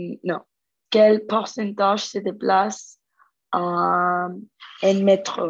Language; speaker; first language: French; non-native, learner; Spanish